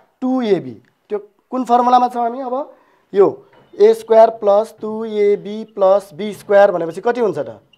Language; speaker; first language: Nepali; non-native, local second language; Newari